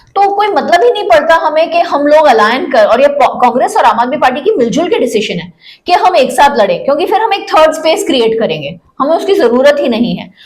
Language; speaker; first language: Hindi; non-native, local second language; Marathi